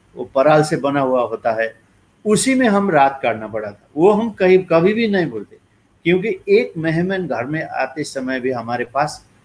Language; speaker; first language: Hindi; non-native, local second language; Nepali